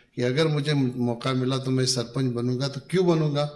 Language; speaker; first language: Hindi; non-native, local second language; Marathi